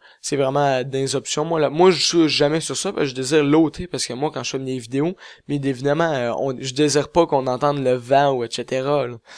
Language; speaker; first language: French; native; French